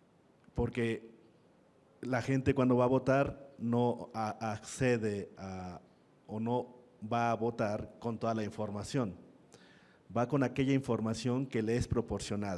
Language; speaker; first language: Spanish; native; Spanish